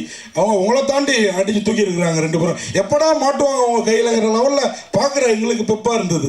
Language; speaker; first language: Tamil; native; Tamil